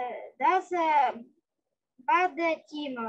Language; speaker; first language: German; non-native, learner; Ukrainian